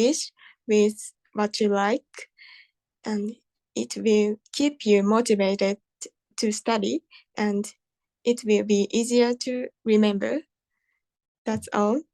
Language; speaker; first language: English; non-native, learner; Japanese